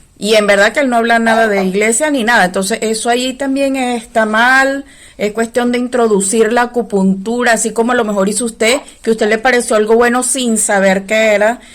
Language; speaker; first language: Spanish; native; Spanish